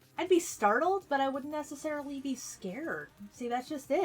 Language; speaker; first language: English; native; English